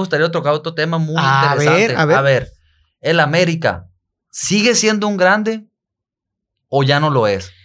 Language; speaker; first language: Spanish; native; Spanish